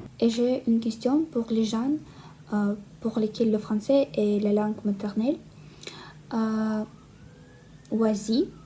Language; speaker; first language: French; non-native, learner; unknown